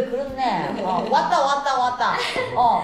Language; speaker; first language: Korean; native; Korean